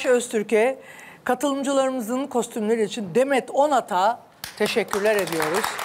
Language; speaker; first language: Turkish; native; Turkish